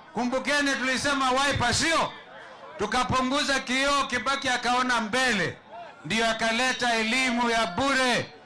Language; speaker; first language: Swahili; non-native, local second language; Kamba